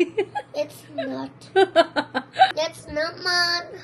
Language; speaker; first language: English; early bilingual, other home language; Filipino